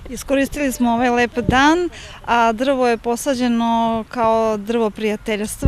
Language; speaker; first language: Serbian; non-native, local second language; Slovak